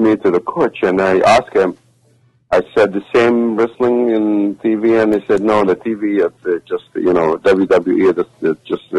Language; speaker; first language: English; non-native, learner; Arabic